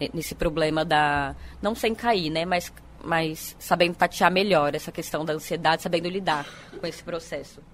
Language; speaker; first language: Portuguese; native; Portuguese